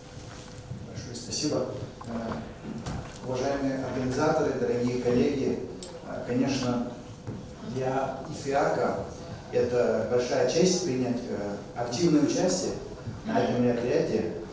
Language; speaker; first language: Russian; non-native, fluent; French